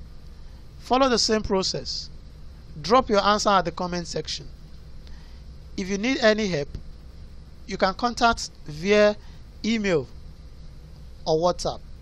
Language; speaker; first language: English; non-native, local second language; Yoruba